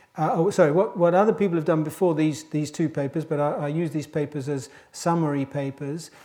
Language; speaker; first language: English; native; English